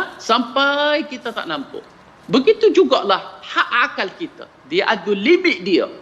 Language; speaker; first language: Malay; non-native, fluent; Arabic